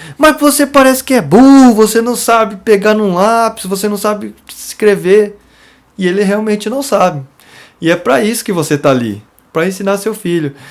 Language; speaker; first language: Portuguese; native; Portuguese